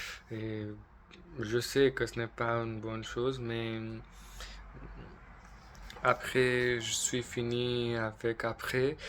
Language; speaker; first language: French; non-native, learner; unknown